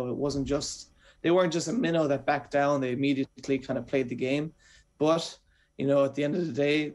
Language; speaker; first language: English; native; English